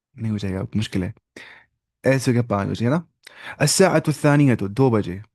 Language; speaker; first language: Urdu; non-native, local second language; Kashmiri